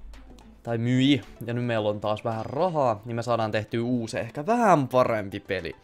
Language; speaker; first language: Finnish; native; Finnish